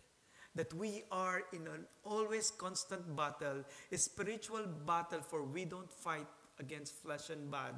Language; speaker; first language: English; non-native, local second language; Filipino